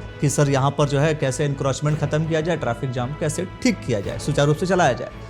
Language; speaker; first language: Hindi; native; Hindi